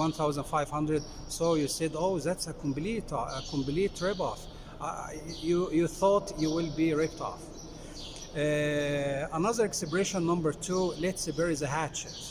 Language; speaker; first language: English; non-native, fluent; Arabic